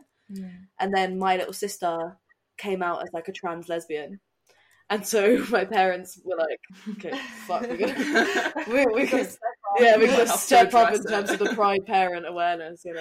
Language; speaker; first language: English; native; English